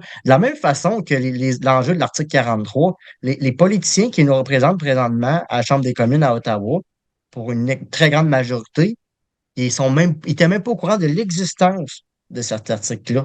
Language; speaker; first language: French; native; French